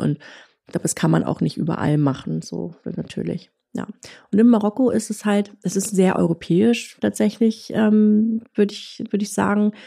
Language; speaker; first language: German; early bilingual, other home language; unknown